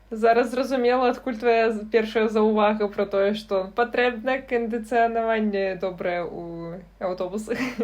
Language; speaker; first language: Belarusian; non-native, local second language; Russian